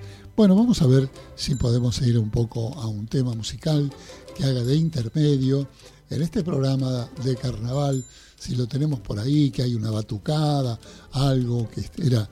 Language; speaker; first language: Spanish; native; Spanish